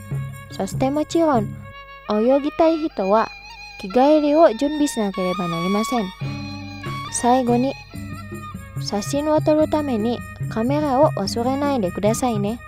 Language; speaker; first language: Japanese; non-native, fluent; Indonesian